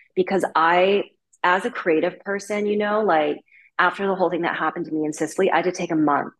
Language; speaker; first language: English; native; English